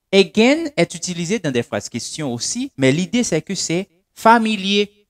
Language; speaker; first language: French; non-native, local second language; Haitian Creole